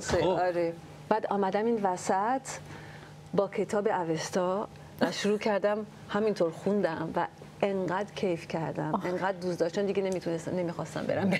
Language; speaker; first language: Persian; early bilingual, heritage; French